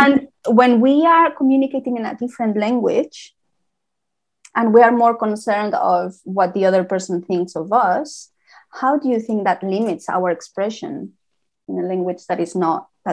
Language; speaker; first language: English; non-native, fluent; Spanish